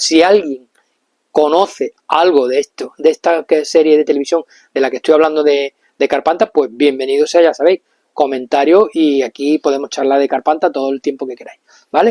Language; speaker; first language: Spanish; native; Spanish